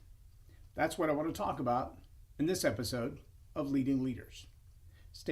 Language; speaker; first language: English; native; English